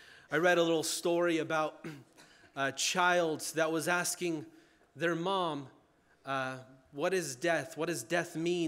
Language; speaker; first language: English; early bilingual, other home language; Ukrainian